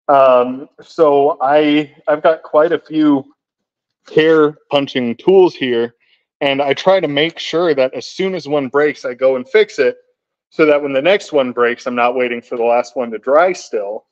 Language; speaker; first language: English; native; English